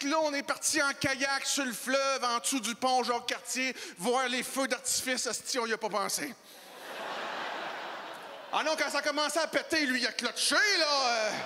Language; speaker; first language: French; native; French